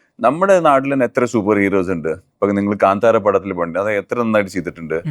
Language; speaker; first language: Malayalam; early bilingual, heritage; Malayalam